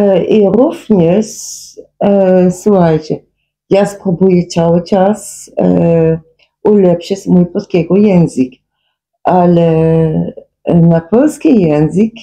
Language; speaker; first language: Polish; non-native, learner; Dutch